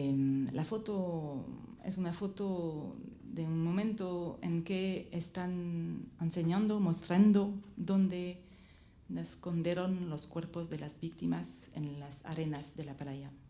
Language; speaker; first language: Spanish; non-native, learner; French